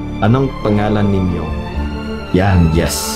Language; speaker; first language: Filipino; non-native, learner; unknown